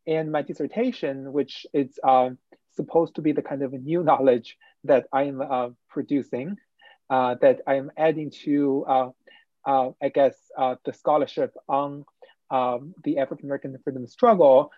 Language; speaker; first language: English; non-native, fluent; Chinese